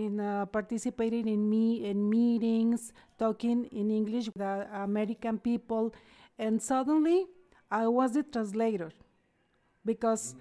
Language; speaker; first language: English; non-native, fluent; Spanish